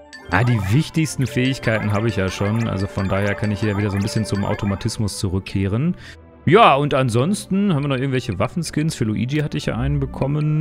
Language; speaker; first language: German; native; German